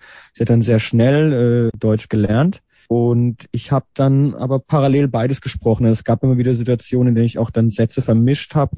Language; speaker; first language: German; native; German